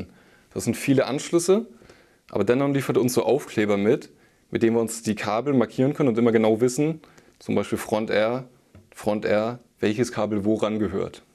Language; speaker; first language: German; native; German